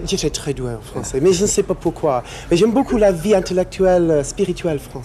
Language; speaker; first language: French; non-native, fluent; English